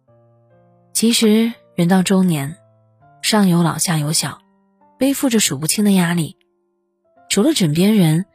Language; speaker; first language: Chinese; native; Chinese